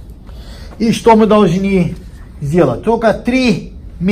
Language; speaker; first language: Russian; non-native, learner; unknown